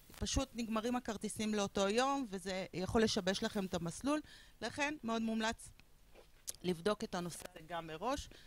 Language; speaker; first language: Hebrew; non-native, fluent; Spanish